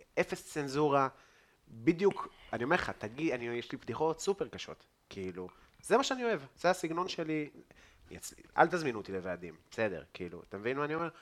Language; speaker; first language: Hebrew; native; Hebrew